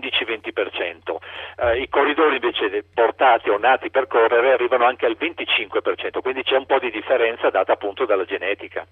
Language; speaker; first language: Italian; native; Italian